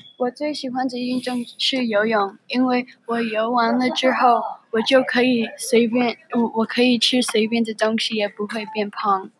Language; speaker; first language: Chinese; non-native, learner; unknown